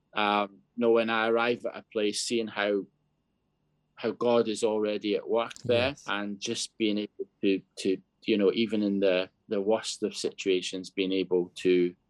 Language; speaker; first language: English; native; English